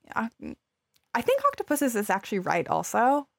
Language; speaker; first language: English; native; English